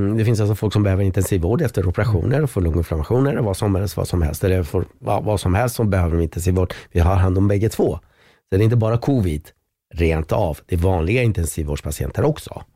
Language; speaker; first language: Swedish; non-native, fluent; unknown